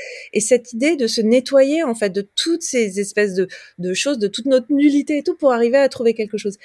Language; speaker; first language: French; native; French